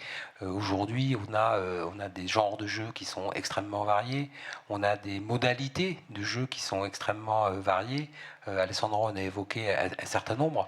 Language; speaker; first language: French; native; French